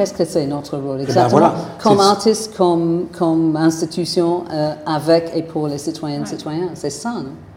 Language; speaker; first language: French; non-native, fluent; English